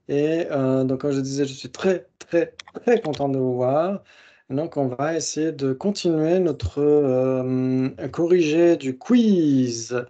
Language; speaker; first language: French; native; French